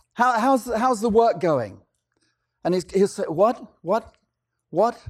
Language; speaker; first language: English; native; English